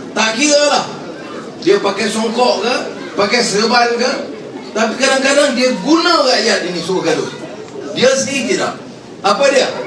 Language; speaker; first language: Malay; native; Malay